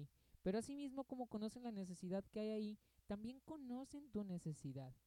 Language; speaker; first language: Spanish; native; Spanish